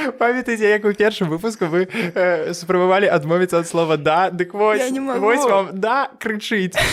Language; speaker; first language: Belarusian; non-native, local second language; Russian